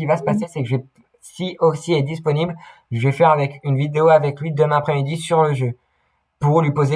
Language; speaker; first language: French; native; French